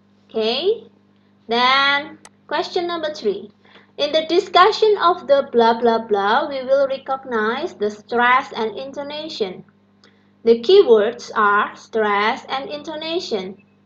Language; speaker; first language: English; non-native, fluent; Indonesian